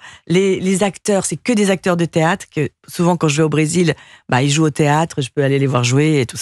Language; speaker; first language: French; early bilingual, other home language; Portuguese